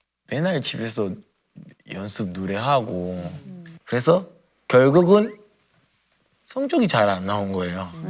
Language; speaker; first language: Korean; non-native, fluent; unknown